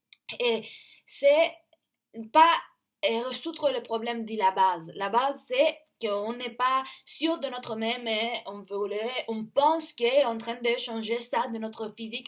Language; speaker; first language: French; non-native, learner; Spanish